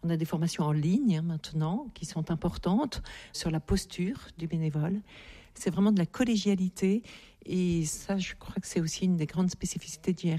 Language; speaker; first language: French; native; French